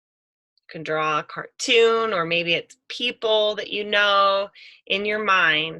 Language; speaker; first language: English; native; English